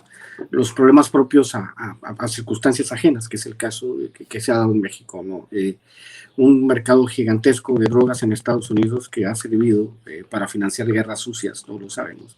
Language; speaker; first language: Spanish; native; Spanish